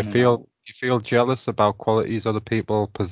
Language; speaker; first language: English; native; English